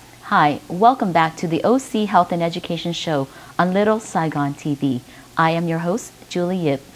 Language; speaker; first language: English; early bilingual, other home language; Vietnamese